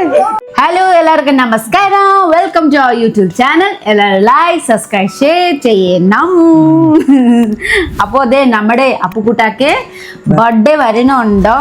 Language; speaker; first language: Malayalam; non-native, learner; Nepali